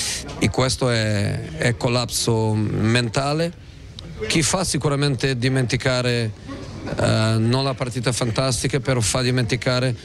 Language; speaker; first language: Italian; non-native, fluent; Portuguese